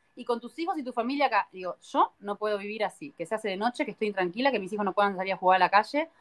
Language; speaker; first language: Spanish; native; Spanish